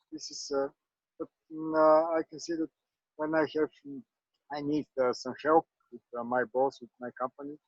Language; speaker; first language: English; non-native, learner; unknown